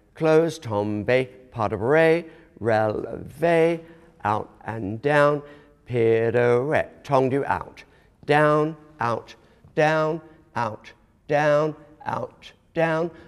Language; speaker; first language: English; native; English